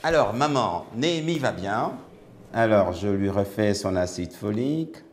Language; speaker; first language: French; native; French